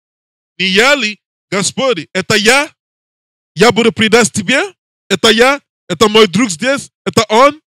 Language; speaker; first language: Russian; non-native, learner; English